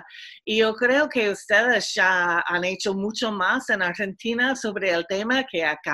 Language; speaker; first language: Spanish; non-native, fluent; English